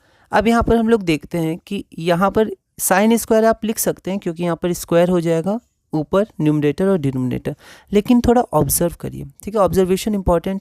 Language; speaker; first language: Hindi; native; Hindi